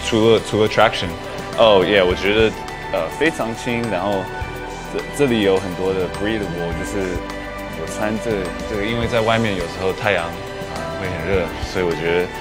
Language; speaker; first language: Chinese; early bilingual, heritage; English